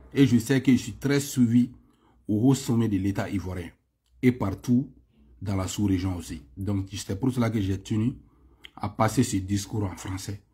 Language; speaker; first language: French; non-native, local second language; Bambara